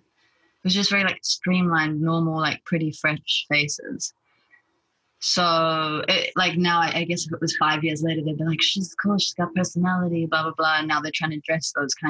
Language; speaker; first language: English; native; English